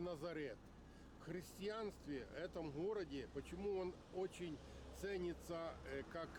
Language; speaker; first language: Russian; native; Russian